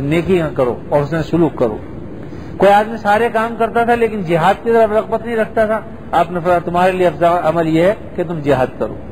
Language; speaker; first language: Urdu; native; Urdu